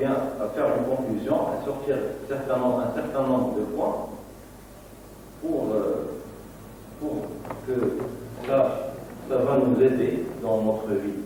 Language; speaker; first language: French; non-native, local second language; Arabic